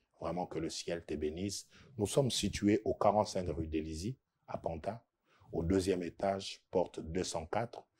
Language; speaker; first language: French; non-native, local second language; Lingala